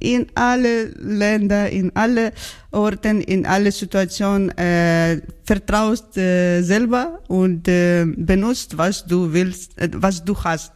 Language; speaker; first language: German; non-native, learner; Georgian